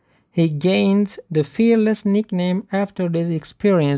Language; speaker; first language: English; non-native, fluent; Turkish